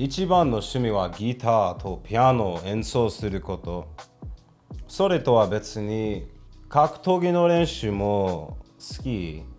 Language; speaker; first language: Japanese; non-native, fluent; English